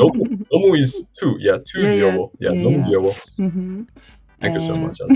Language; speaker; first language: English; non-native, learner; Korean